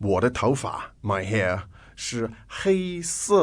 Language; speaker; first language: Chinese; non-native, learner; English